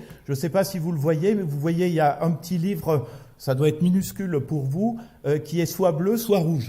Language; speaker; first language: French; native; French